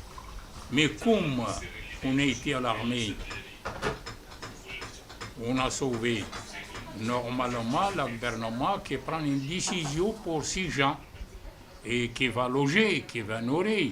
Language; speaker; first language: French; non-native, fluent; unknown